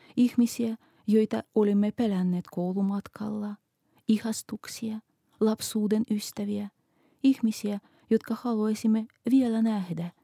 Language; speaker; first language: Finnish; non-native, fluent; Russian